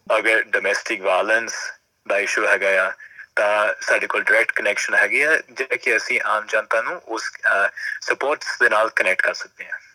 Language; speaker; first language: Punjabi; early bilingual, heritage; Punjabi